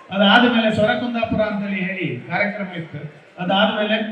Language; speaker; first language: Kannada; native; Kannada